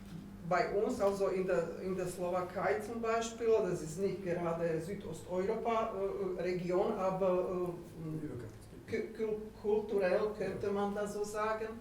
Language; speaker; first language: German; non-native, fluent; Slovak